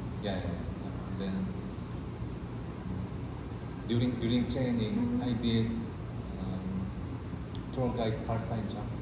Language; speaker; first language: English; non-native, learner; Korean